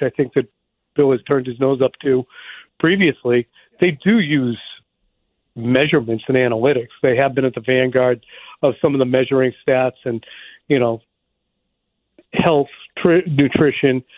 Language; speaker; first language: English; native; English